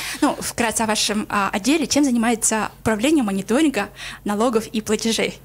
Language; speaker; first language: Russian; non-native, local second language; Kyrgyz